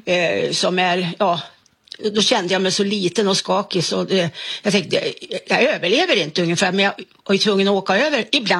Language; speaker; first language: Swedish; native; Swedish